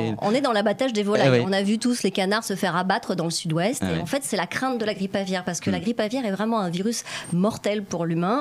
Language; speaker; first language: French; native; French